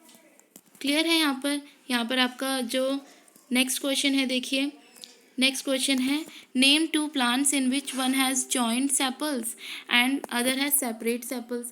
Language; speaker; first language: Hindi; native; Hindi